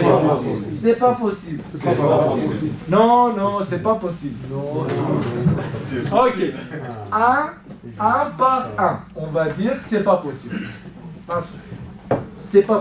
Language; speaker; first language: French; non-native, fluent; Kurdish